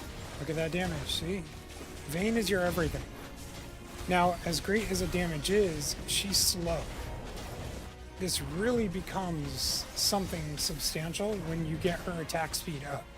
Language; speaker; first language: English; native; English